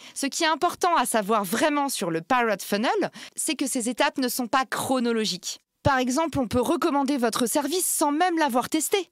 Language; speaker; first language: French; native; French